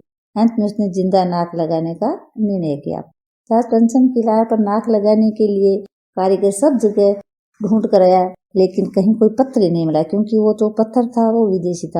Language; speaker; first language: Hindi; native; Hindi